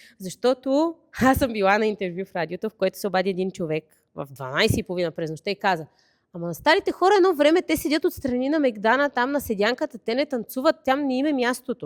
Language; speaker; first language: Bulgarian; native; Bulgarian